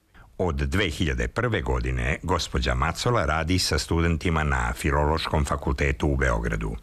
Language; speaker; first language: Serbian; native; Serbian